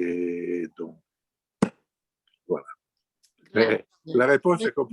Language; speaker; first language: French; non-native, fluent; Italian